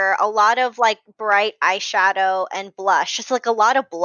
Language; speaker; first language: English; native; English